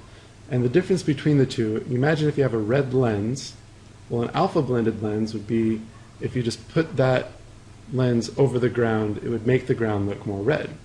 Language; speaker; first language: English; native; English